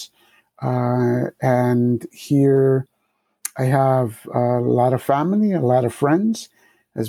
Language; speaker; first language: English; early bilingual, other home language; Spanish